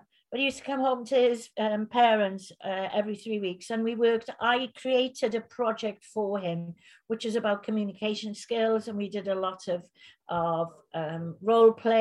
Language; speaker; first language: English; native; English